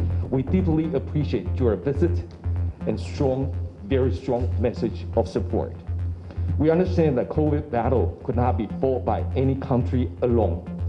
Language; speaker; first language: English; non-native, fluent; Chinese